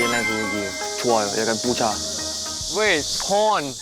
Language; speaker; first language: Korean; non-native, learner; Japanese